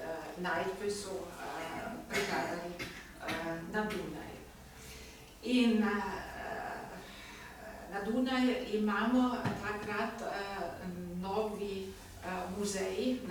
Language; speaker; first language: Slovenian; non-native, learner; German